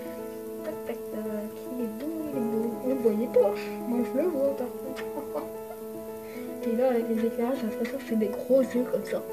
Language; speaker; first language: French; native; French